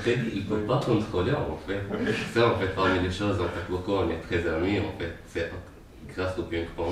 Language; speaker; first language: French; non-native, fluent; Arabic